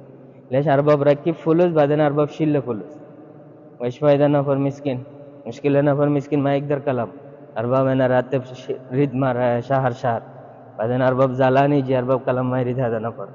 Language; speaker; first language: Arabic; non-native, learner; Bangla